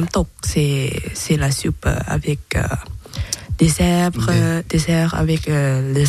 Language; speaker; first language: French; non-native, learner; Thai